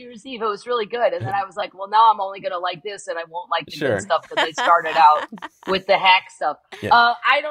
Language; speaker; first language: English; native; English